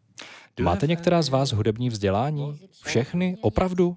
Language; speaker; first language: Czech; native; Czech